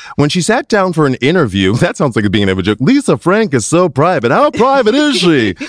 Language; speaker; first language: English; native; English